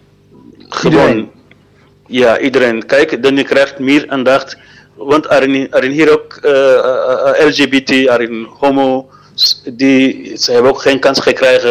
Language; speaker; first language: Dutch; non-native, fluent; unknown